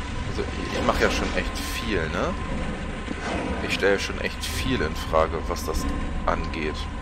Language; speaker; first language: German; native; German